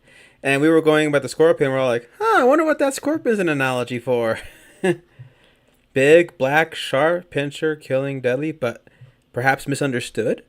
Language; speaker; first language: English; native; English